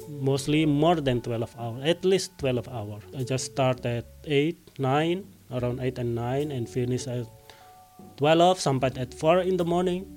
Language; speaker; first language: English; non-native, learner; Indonesian